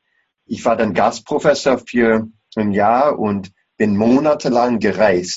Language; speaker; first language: German; non-native, fluent; English